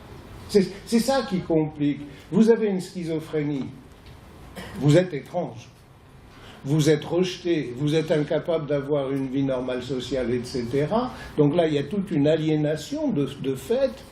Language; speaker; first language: French; native; French